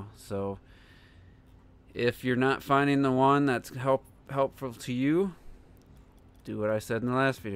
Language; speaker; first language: English; native; English